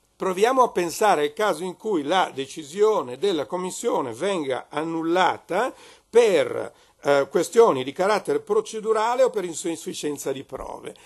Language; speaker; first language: Italian; native; Italian